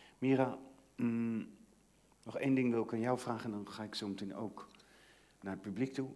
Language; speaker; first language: Dutch; native; Dutch